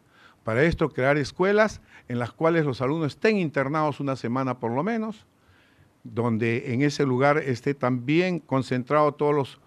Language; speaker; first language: Spanish; native; Spanish